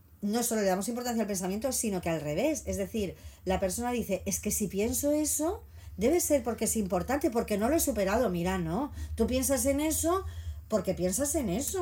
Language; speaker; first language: Spanish; native; Spanish